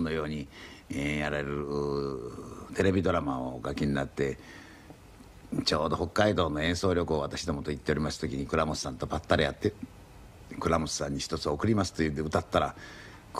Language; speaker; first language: Japanese; native; Japanese